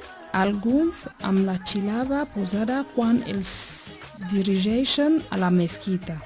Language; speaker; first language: Catalan; non-native, fluent; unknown